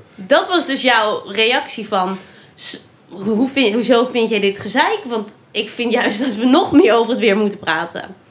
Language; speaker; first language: Dutch; native; Dutch